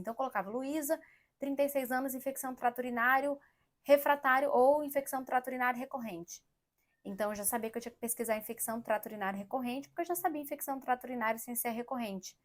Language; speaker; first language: Portuguese; native; Portuguese